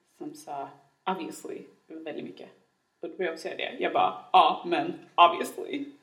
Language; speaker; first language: Swedish; native; Swedish